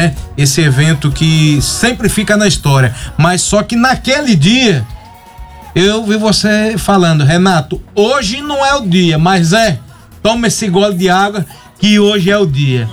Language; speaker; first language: Portuguese; native; Portuguese